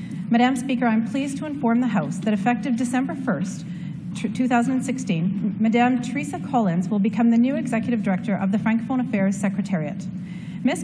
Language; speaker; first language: English; native; English